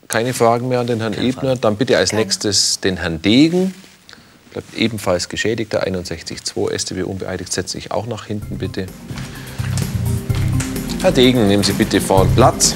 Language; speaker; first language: German; native; German